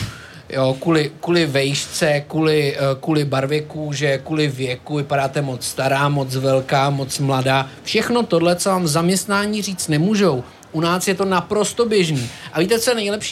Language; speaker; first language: Czech; native; Czech